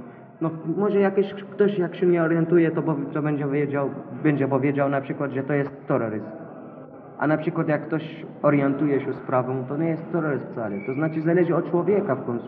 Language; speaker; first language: Polish; non-native, learner; Arabic